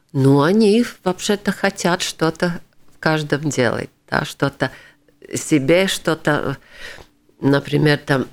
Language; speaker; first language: Russian; non-native, local second language; Latvian